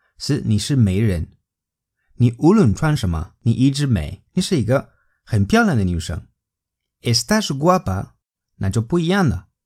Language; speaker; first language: Chinese; non-native, fluent; Spanish